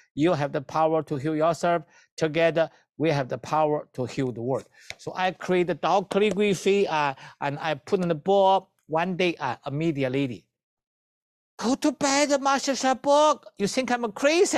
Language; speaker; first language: English; non-native, learner; Chinese